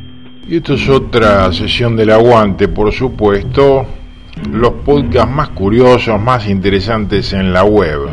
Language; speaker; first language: Spanish; native; Spanish